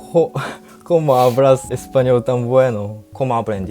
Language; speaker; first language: Spanish; non-native, learner; Japanese